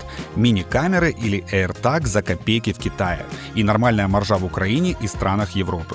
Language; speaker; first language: Russian; native; Russian